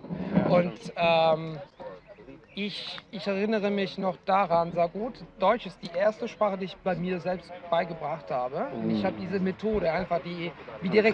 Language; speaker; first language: German; non-native, fluent; Italian